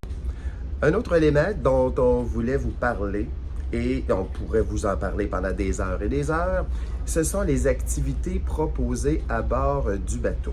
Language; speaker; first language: French; native; French